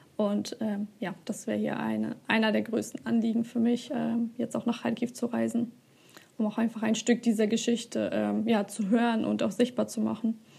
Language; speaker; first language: German; early bilingual, other home language; Russian